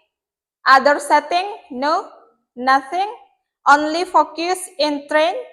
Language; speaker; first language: English; non-native, learner; Indonesian